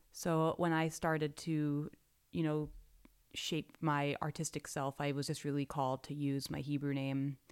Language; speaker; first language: English; native; English